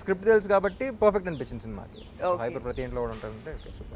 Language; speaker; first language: Telugu; native; Telugu